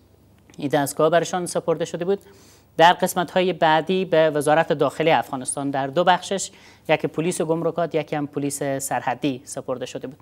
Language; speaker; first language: Persian; native; Persian